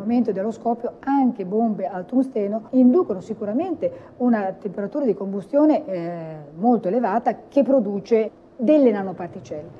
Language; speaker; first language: Italian; native; Italian